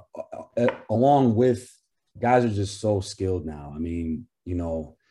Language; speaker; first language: English; native; English